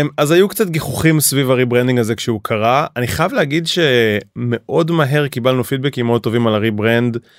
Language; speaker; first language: Hebrew; native; Hebrew